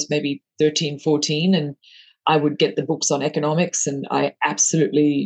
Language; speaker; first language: English; native; English